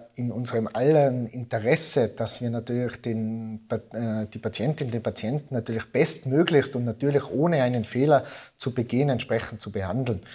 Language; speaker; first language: German; native; German